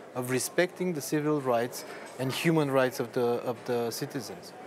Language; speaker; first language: English; non-native, fluent; Romanian